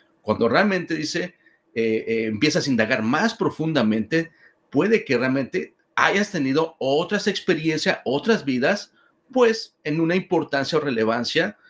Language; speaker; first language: Spanish; native; Spanish